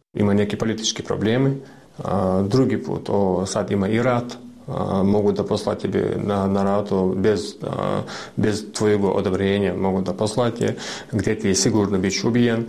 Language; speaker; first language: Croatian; non-native, learner; Russian